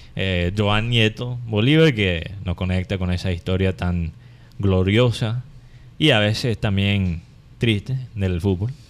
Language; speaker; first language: Spanish; non-native, fluent; English